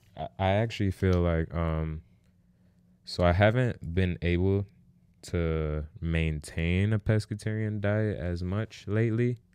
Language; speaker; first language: English; native; English